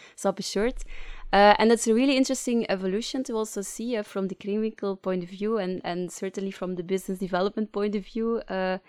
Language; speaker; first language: English; non-native, fluent; Dutch